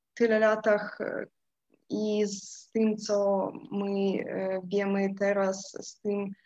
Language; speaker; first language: Polish; non-native, fluent; Russian